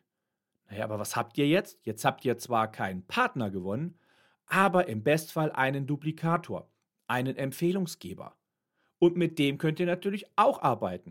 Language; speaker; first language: German; native; German